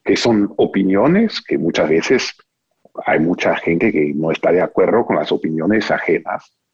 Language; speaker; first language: Spanish; non-native, fluent; English